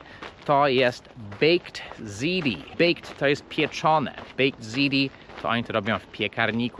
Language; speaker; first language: Polish; early bilingual, heritage; Polish